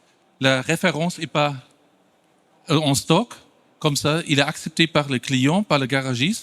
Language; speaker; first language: French; non-native, fluent; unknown